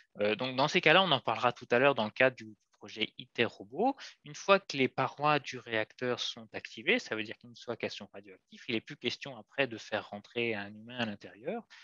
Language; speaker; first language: French; native; French